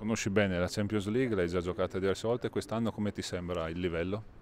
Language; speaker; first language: Italian; native; Italian